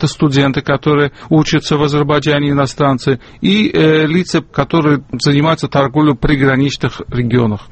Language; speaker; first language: Russian; non-native, local second language; Azerbaijani